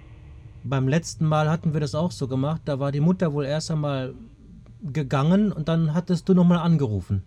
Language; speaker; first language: German; native; German